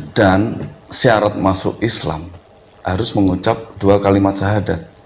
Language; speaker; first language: Indonesian; native; Indonesian